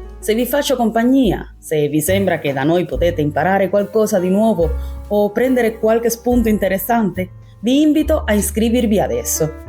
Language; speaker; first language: Italian; non-native, fluent; Spanish